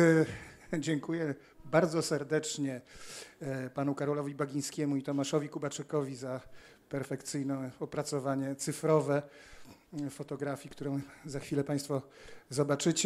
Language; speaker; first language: Polish; native; Polish